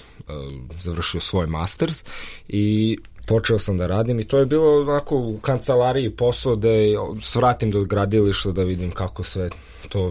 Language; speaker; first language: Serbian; early bilingual, heritage; Serbian